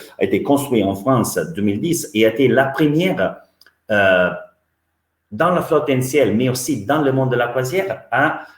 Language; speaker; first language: French; non-native, fluent; Italian